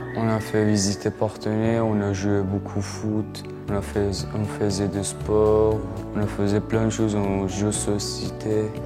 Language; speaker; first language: French; non-native, fluent; Arabic